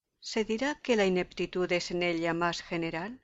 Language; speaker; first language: Spanish; native; Spanish